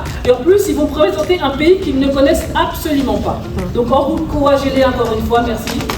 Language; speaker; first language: French; native; French